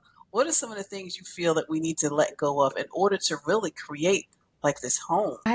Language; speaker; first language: English; native; English